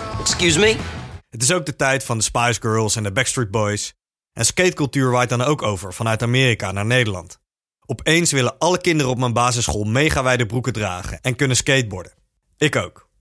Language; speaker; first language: Dutch; native; Dutch